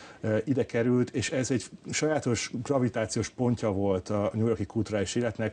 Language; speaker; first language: Hungarian; native; Hungarian